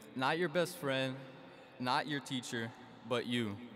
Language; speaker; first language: English; early bilingual, other home language; Spanish